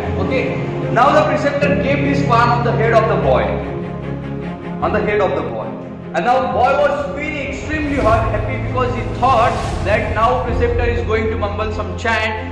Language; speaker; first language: English; non-native, local second language; Marathi